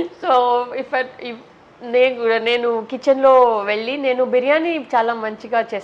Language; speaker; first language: Telugu; non-native, learner; Tamil